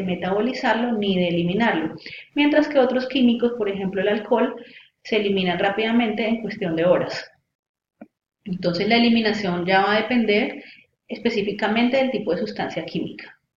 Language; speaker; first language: Spanish; native; Spanish